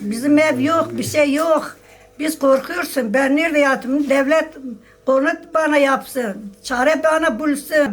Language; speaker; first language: Turkish; non-native, local second language; Kurdish